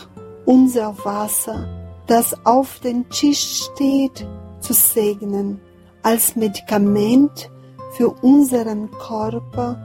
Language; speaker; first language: German; non-native, fluent; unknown